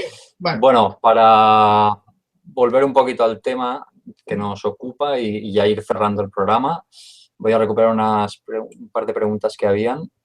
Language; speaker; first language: Spanish; native; Spanish